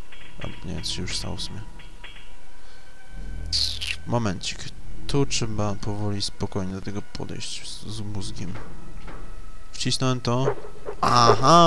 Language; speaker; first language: Polish; native; Polish